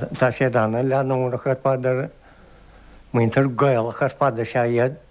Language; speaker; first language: Irish; native; Irish